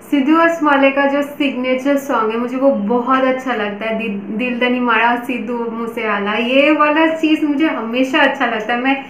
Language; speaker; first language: Hindi; non-native, local second language; Bangla